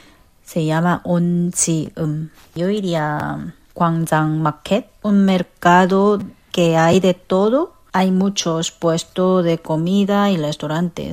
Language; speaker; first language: Spanish; non-native, fluent; Korean